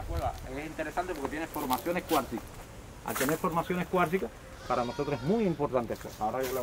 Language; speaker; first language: Spanish; native; Spanish